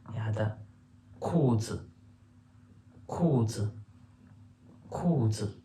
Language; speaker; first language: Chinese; non-native, fluent; Turkmen